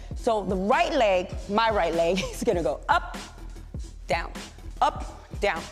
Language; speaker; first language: English; native; English